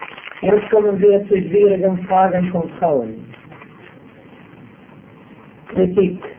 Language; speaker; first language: German; non-native, fluent; Arabic